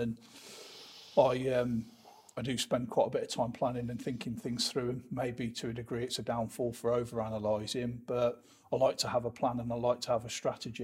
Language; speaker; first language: English; native; English